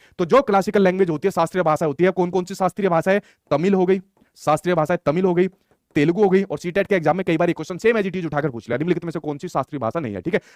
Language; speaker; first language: Hindi; native; Hindi